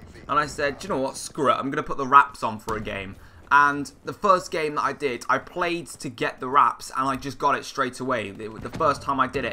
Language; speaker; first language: English; native; English